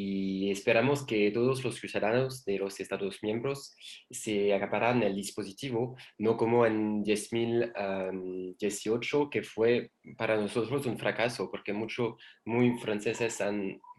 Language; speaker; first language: Spanish; non-native, learner; French